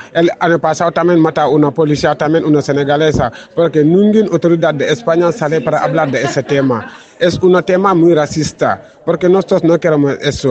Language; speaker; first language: Spanish; non-native, learner; Wolof